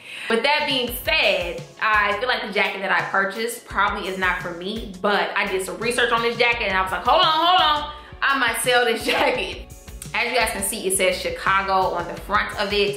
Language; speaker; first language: English; native; English